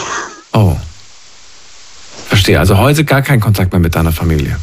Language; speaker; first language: German; native; German